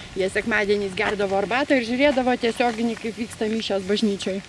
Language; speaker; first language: Lithuanian; native; Lithuanian